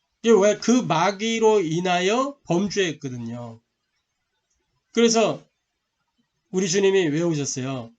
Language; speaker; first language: Korean; native; Korean